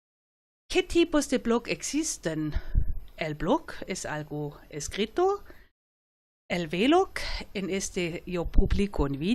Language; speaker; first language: Spanish; non-native, fluent; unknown